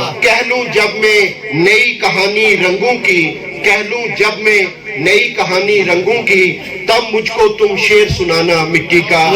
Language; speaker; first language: Urdu; non-native, local second language; Pahari-Potwari